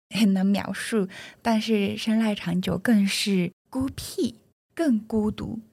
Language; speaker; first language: Chinese; non-native, fluent; Japanese